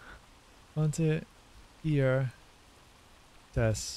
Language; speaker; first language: German; non-native, learner; English